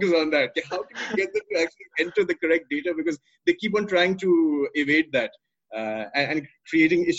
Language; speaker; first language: English; non-native, local second language; Urdu